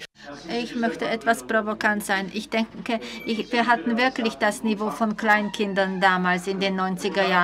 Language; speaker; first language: German; non-native, fluent; Czech